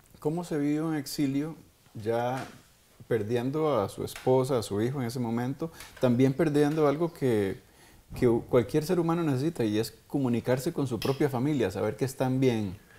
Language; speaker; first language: Spanish; native; Spanish